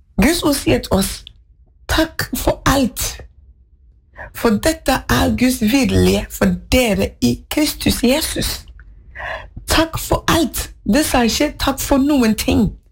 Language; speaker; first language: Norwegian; non-native, fluent; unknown